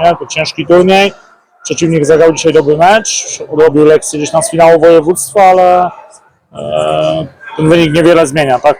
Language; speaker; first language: Polish; native; Polish